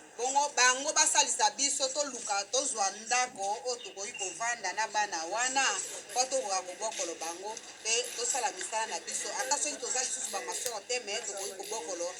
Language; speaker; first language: Lingala; native; Lingala